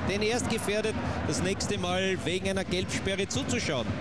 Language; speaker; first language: German; native; German